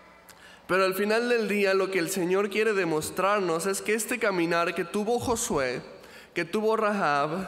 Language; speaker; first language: Spanish; native; Spanish